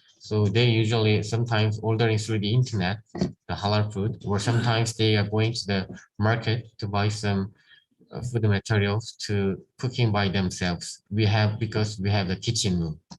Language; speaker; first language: English; non-native, learner; Korean